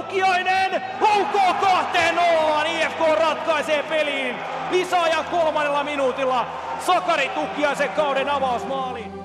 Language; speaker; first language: Finnish; native; Finnish